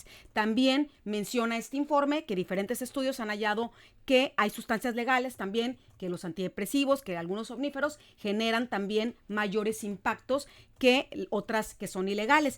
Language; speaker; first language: Spanish; native; Spanish